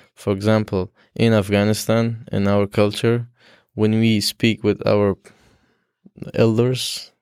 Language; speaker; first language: English; non-native, learner; Persian